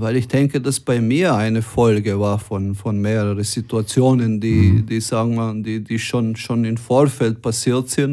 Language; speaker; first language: German; non-native, fluent; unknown